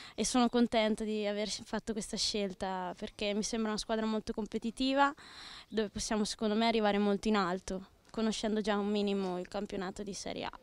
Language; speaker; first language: Italian; native; Italian